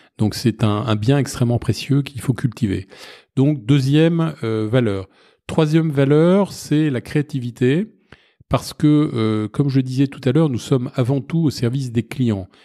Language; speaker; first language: French; native; French